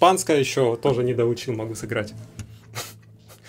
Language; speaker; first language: Russian; native; Russian